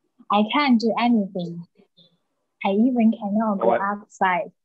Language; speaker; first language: English; non-native, learner; Chinese